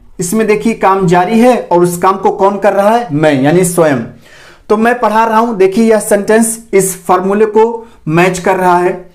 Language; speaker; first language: Hindi; native; Hindi